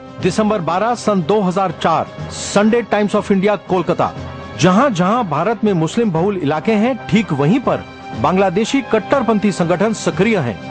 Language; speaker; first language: Hindi; native; Hindi